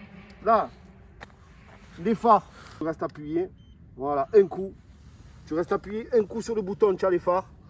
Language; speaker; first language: French; native; French